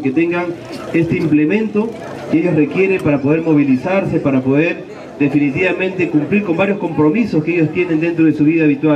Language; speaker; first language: Spanish; native; Spanish